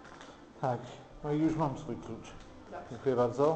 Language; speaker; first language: Polish; non-native, fluent; English